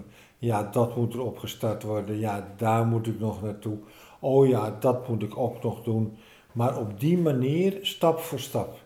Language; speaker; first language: Dutch; native; Dutch